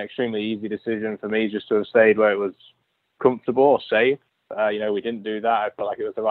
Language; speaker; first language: English; native; English